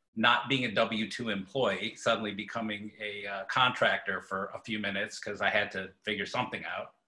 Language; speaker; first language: English; native; English